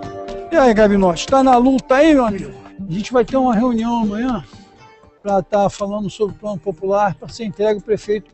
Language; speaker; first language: Portuguese; native; Portuguese